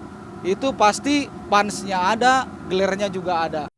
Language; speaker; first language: Indonesian; native; Indonesian